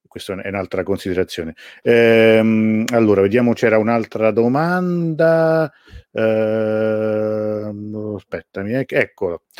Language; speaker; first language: Italian; early bilingual, other home language; Persian